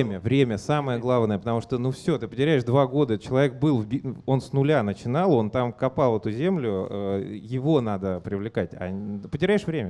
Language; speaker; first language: Russian; native; Russian